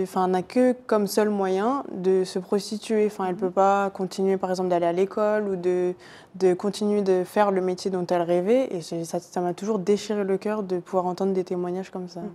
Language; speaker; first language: French; native; French